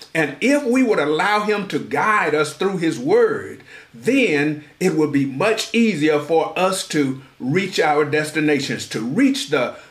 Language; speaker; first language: English; native; English